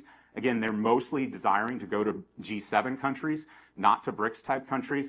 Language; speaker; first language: English; native; English